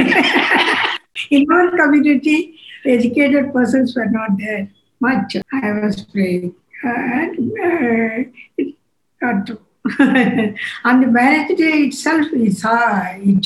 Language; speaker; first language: English; non-native, local second language; Tamil